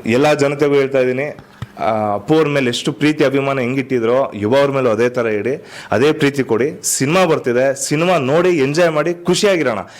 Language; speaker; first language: Kannada; native; Kannada